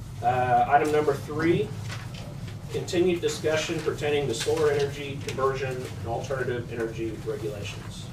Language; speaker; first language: English; native; English